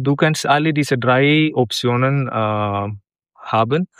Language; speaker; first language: German; non-native, learner; Malayalam